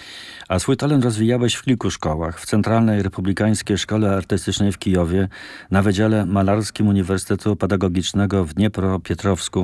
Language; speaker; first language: Polish; native; Polish